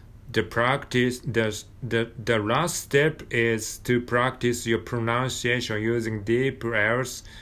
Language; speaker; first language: English; non-native, learner; Japanese